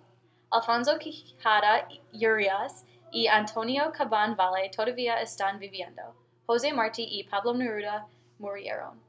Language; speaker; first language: Spanish; non-native, learner; English